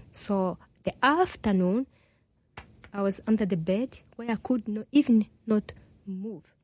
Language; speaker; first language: English; non-native, learner; Kinyarwanda